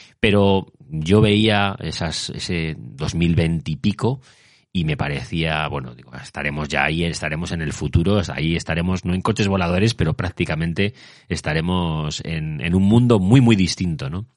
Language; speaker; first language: Spanish; native; Spanish